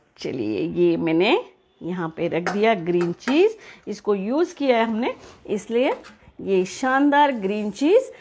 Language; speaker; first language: Hindi; non-native, local second language; Marathi